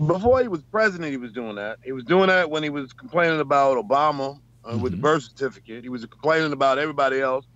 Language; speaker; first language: English; native; English